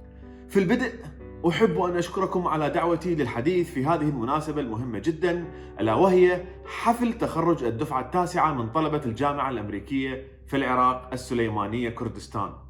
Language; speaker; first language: Arabic; native; Arabic